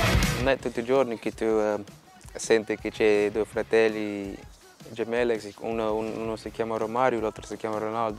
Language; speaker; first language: Italian; non-native, fluent; Portuguese